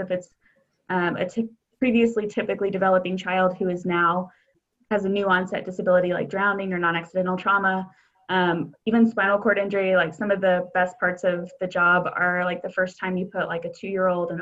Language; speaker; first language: English; native; English